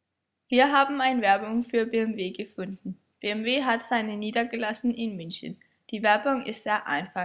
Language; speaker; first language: German; non-native, learner; Danish